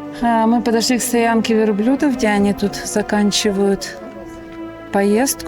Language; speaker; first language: Russian; native; Russian